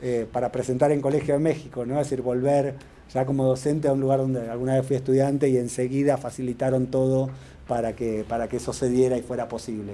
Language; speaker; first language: Spanish; native; Spanish